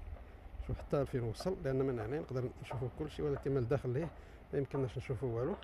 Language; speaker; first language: Arabic; native; Arabic